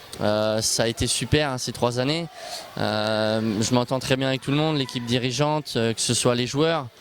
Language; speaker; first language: French; early bilingual, other home language; Bosnian